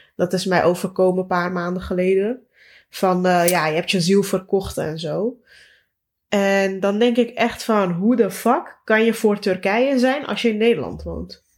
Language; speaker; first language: Dutch; early bilingual, other home language; Turkish